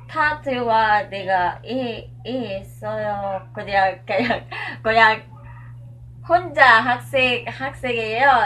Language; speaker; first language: Korean; non-native, learner; Cebuano